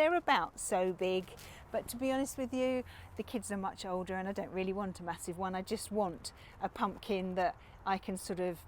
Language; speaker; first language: English; native; English